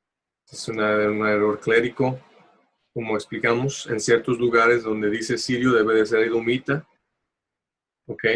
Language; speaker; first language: Spanish; early bilingual, heritage; Spanish